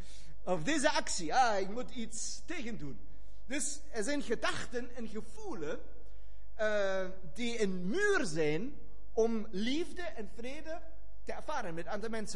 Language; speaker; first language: Dutch; non-native, fluent; German